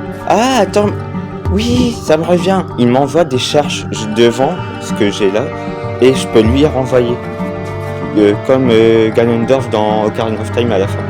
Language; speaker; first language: French; native; French